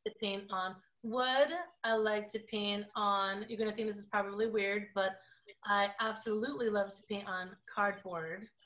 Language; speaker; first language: English; early bilingual, other home language; Portuguese